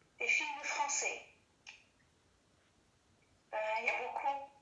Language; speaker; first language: French; non-native, fluent; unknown